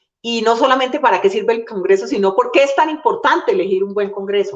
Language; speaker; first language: Spanish; native; Spanish